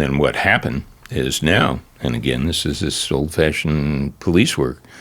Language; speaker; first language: English; native; English